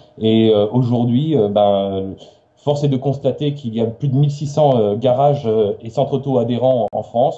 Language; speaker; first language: French; native; French